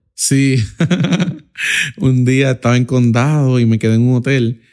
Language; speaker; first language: Spanish; native; Spanish